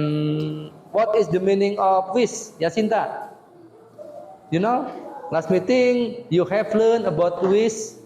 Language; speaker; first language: English; non-native, fluent; Indonesian